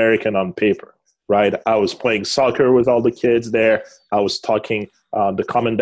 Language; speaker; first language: English; non-native, fluent; Lingala